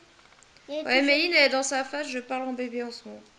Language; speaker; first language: French; native; French